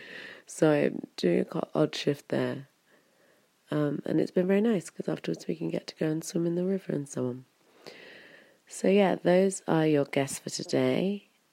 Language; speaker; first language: English; native; English